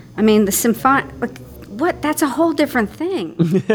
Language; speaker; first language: English; native; English